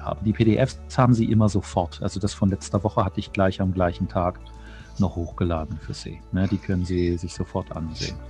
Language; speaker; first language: German; native; German